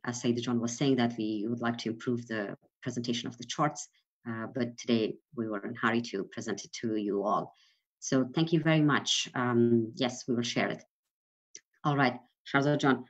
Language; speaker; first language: English; non-native, fluent; Persian